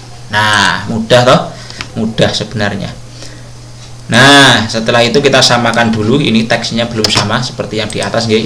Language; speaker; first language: Indonesian; non-native, local second language; Javanese